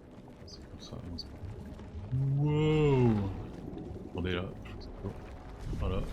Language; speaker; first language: French; native; French